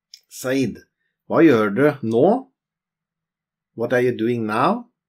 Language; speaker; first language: English; non-native, fluent; Norwegian